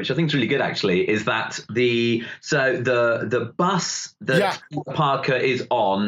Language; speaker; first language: English; native; English